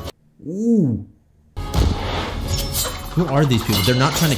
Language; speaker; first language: English; native; English